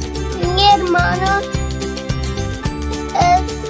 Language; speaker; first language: Spanish; non-native, learner; English